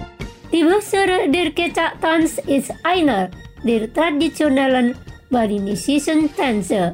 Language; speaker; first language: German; non-native, local second language; Indonesian